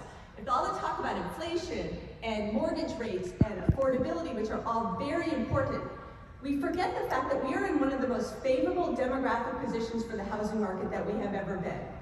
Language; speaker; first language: English; native; English